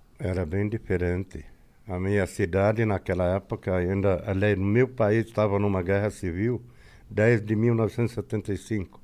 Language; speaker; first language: Portuguese; non-native, fluent; Arabic